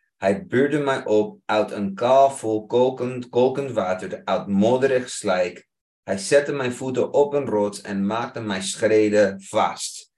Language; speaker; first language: Dutch; non-native, fluent; English